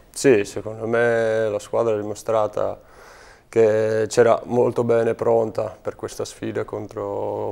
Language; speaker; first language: Italian; non-native, fluent; Czech